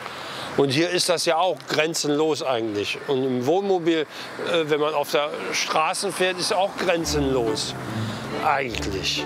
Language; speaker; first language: German; native; German